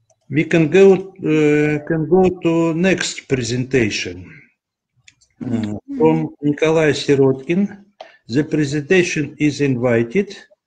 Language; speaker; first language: English; non-native, learner; Russian